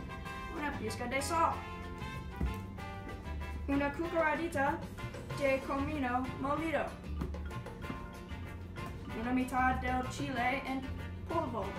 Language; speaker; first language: Spanish; non-native, learner; English